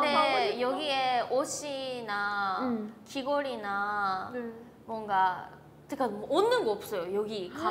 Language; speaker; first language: Korean; non-native, learner; Japanese